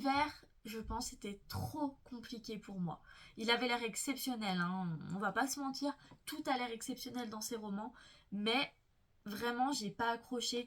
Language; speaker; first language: French; native; French